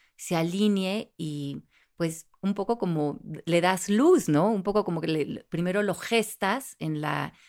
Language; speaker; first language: Spanish; native; Spanish